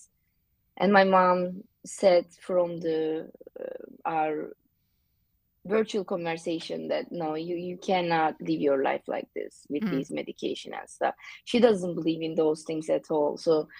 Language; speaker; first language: English; non-native, fluent; Turkish